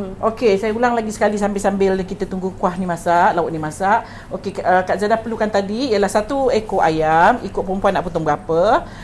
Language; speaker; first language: Malay; native; Malay